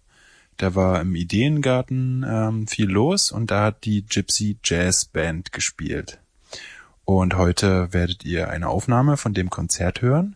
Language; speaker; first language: German; native; German